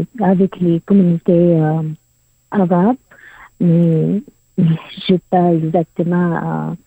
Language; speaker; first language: French; non-native, learner; Arabic